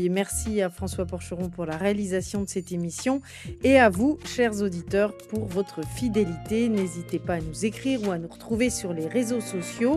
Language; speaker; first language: French; native; French